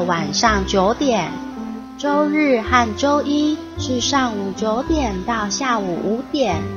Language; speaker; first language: Chinese; native; Chinese